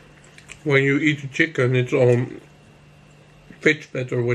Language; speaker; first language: English; non-native, fluent; Dutch